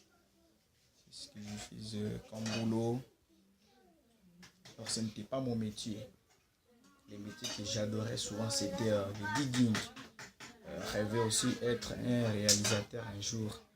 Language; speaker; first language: French; non-native, local second language; Swahili